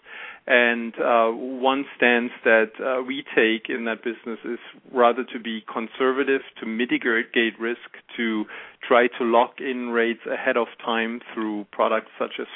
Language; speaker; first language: English; non-native, fluent; German